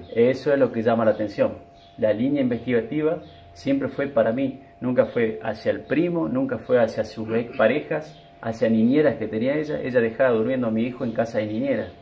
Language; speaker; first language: Spanish; native; Spanish